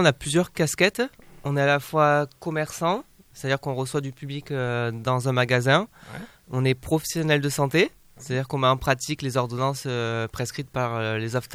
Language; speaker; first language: French; native; French